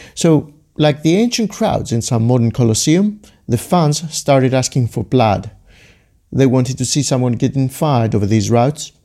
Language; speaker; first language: English; non-native, fluent; Greek